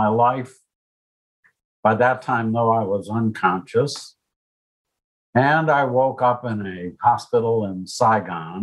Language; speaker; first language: English; native; English